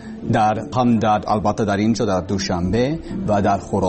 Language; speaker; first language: Persian; non-native, learner; English